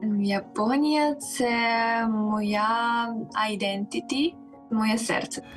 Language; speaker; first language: Ukrainian; early bilingual, heritage; Ukrainian